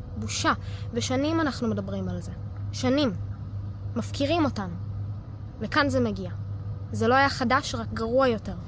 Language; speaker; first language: Hebrew; native; Hebrew